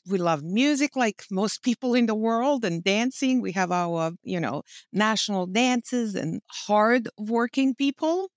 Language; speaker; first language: English; non-native, fluent; Bosnian